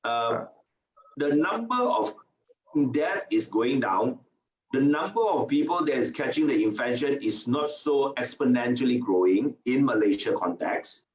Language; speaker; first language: English; non-native, local second language; Chinese